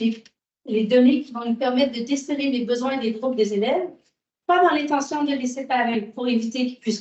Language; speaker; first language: French; native; French